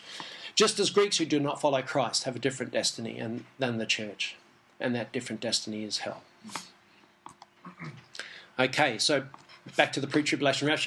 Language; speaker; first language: English; native; English